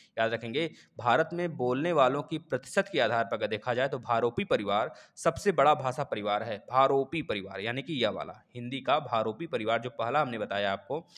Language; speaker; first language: Hindi; native; Hindi